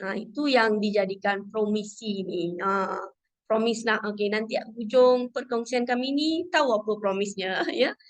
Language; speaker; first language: Malay; non-native, local second language; Tamil